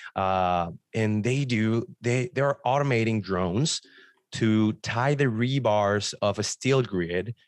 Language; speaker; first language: English; non-native, fluent; Spanish